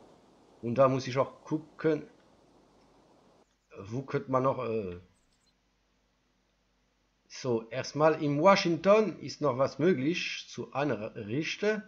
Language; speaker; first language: German; non-native, learner; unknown